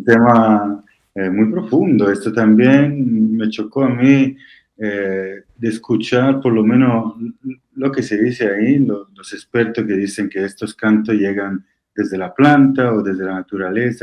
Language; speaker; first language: Spanish; non-native, fluent; Italian